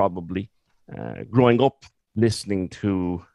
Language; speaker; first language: English; native; English